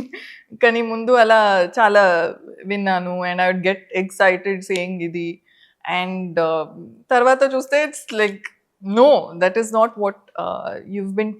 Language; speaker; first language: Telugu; non-native, fluent; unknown